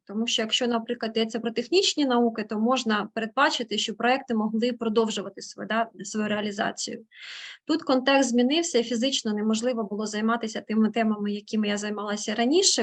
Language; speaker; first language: Ukrainian; native; Ukrainian